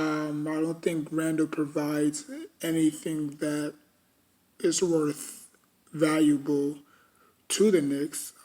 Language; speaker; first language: English; native; English